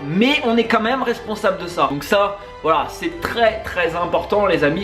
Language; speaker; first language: French; native; French